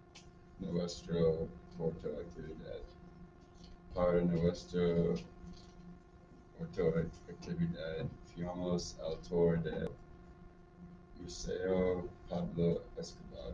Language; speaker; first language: Spanish; non-native, learner; English